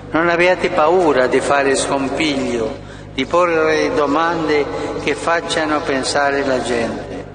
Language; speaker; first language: Italian; early bilingual, heritage; Spanish